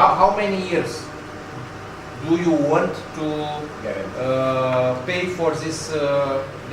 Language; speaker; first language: English; non-native, learner; Romanian